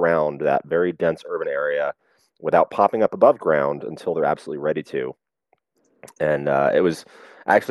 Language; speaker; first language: English; native; English